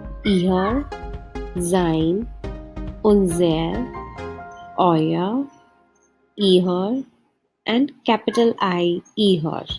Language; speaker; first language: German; non-native, fluent; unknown